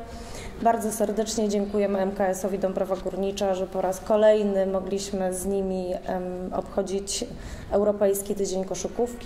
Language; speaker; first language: Polish; native; Polish